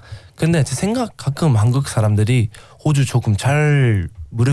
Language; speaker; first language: Korean; non-native, learner; English